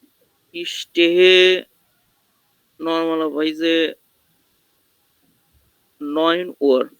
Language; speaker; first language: German; non-native, learner; Bangla